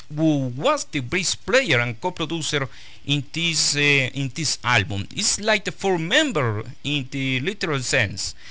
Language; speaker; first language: English; non-native, learner; Spanish